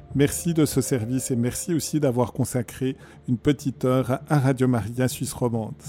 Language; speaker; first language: French; native; French